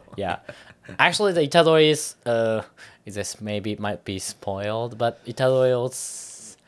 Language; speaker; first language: English; non-native, learner; Japanese